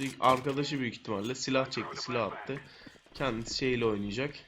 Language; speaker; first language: Turkish; native; Turkish